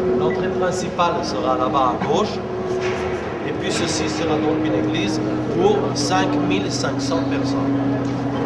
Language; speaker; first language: French; non-native, fluent; Spanish